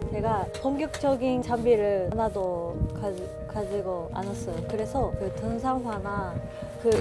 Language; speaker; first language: Korean; non-native, learner; Japanese